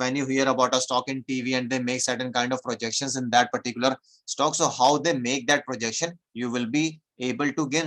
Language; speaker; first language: English; non-native, local second language; Hindi